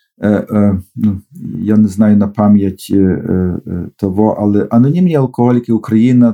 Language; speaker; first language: Ukrainian; early bilingual, heritage; Ukrainian